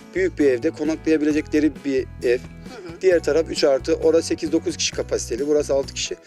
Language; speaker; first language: Turkish; native; Turkish